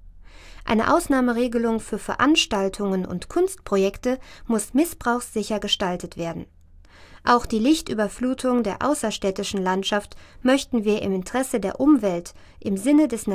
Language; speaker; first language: German; native; German